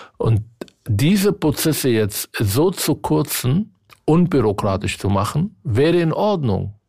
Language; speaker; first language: German; non-native, fluent; Arabic